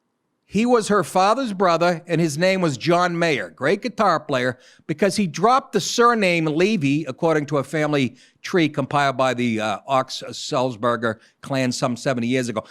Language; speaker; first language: English; native; English